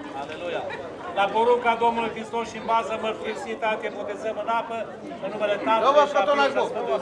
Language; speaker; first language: Romanian; native; Romanian